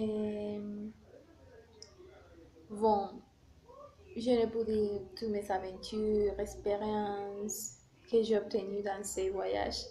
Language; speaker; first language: French; non-native, learner; Spanish